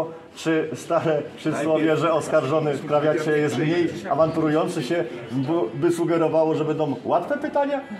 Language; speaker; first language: Polish; native; Polish